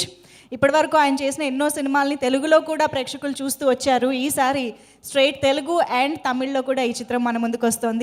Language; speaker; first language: Telugu; native; Telugu